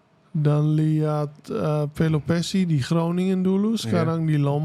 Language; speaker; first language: Indonesian; non-native, fluent; Dutch